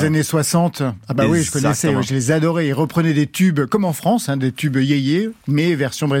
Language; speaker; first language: French; native; French